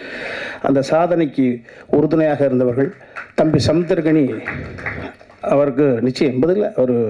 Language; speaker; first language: Tamil; native; Tamil